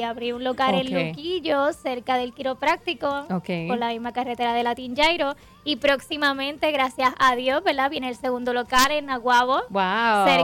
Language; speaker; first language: Spanish; native; Spanish